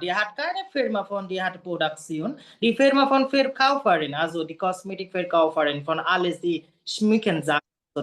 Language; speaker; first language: German; non-native, learner; Bangla